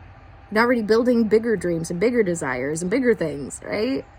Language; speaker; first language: English; native; English